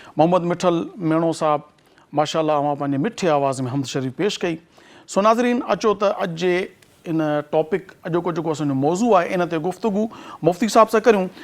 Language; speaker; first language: Sindhi; native; Sindhi